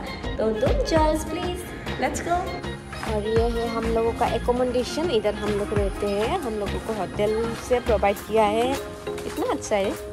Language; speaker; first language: Hindi; non-native, local second language; Assamese